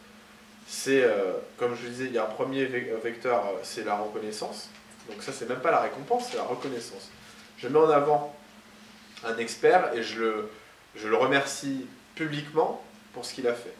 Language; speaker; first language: French; native; French